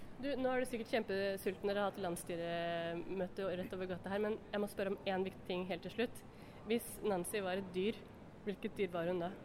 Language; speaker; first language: Norwegian; native; Norwegian